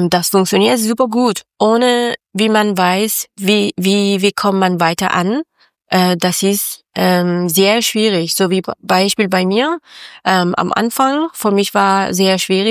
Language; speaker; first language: German; non-native, learner; Persian